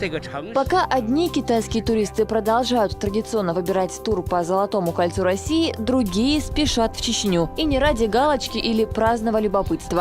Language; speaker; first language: Russian; native; Russian